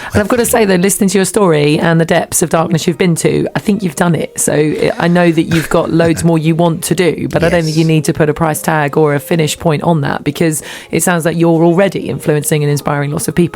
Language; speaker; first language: English; native; English